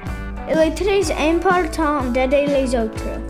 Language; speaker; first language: French; non-native, learner; English